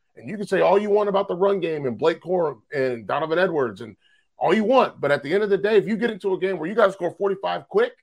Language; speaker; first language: English; native; English